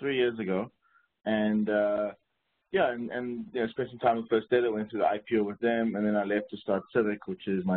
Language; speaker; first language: English; native; English